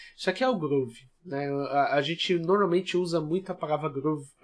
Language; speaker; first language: Portuguese; native; Portuguese